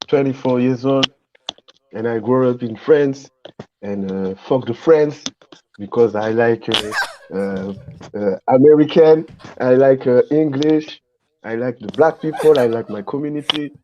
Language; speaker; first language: English; non-native, learner; French